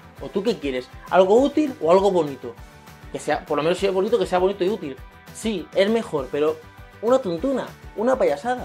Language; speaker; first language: Spanish; native; Spanish